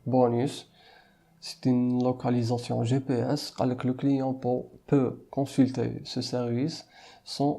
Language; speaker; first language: French; non-native, local second language; Arabic